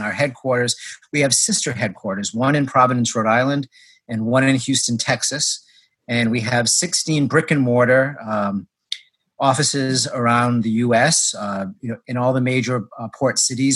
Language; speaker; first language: English; native; English